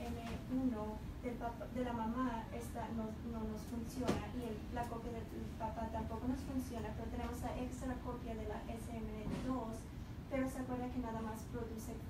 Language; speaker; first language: Spanish; early bilingual, heritage; Spanish